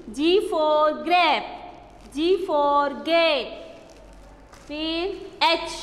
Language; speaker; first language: Hindi; non-native, local second language; Gujarati